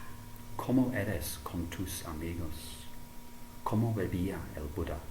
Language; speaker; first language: Spanish; non-native, fluent; English